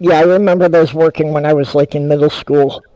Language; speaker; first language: English; native; English